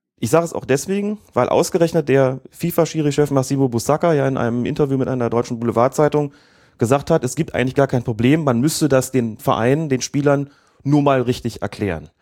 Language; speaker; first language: German; native; German